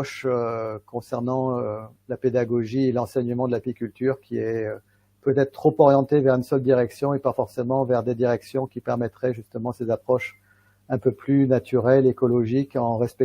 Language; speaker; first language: French; native; French